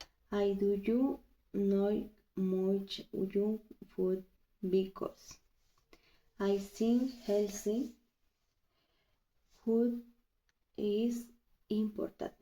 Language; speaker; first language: English; non-native, learner; Spanish